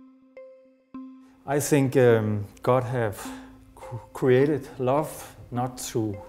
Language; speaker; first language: English; native; English